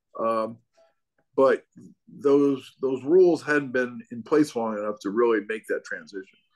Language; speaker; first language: English; native; English